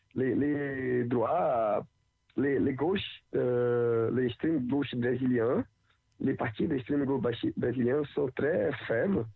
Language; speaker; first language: French; non-native, learner; Portuguese